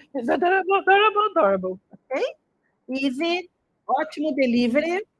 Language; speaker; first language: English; non-native, learner; Portuguese